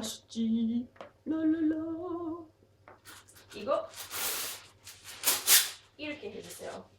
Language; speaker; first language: Korean; non-native, learner; English